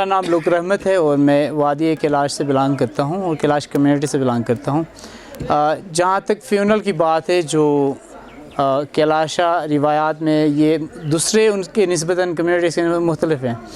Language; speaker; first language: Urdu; non-native, local second language; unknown